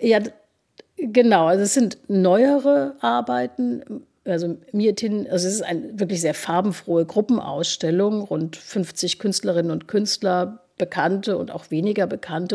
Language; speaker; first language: German; native; German